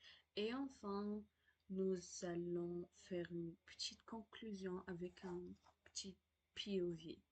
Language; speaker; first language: French; non-native, learner; Arabic